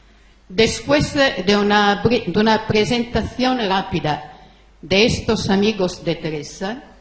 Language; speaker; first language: Spanish; non-native, fluent; Italian